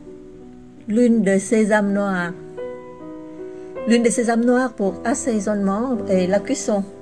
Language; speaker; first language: French; non-native, fluent; Vietnamese